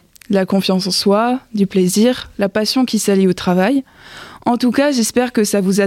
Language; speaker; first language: French; native; French